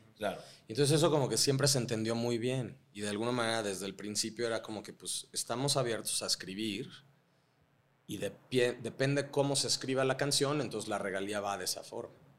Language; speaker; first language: Spanish; native; Spanish